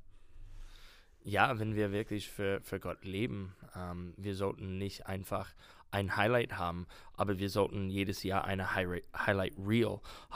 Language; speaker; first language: German; non-native, learner; English